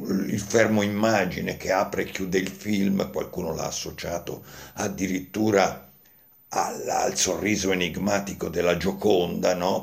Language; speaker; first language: Italian; native; Italian